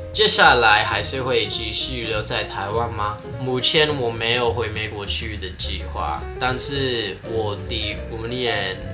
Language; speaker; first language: Chinese; non-native, fluent; English